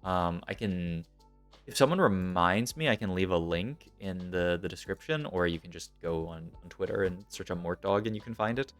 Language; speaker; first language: English; native; English